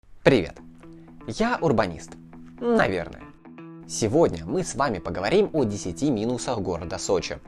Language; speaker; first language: Russian; native; Russian